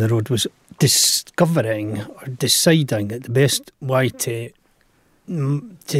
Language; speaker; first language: English; native; English